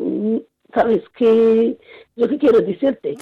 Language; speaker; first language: Spanish; non-native, fluent; Arabic